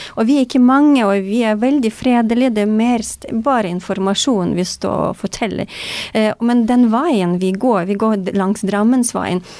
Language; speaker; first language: Norwegian; non-native, fluent; Ukrainian